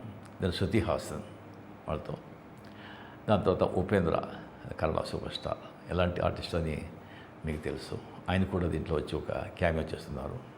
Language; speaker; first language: Telugu; non-native, fluent; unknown